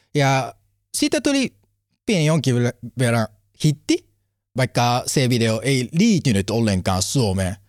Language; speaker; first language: Finnish; non-native, learner; Japanese